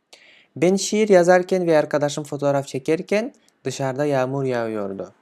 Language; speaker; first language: Turkish; non-native, fluent; Kyrgyz